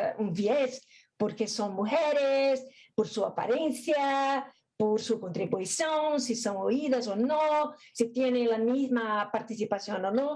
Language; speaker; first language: Spanish; non-native, fluent; Portuguese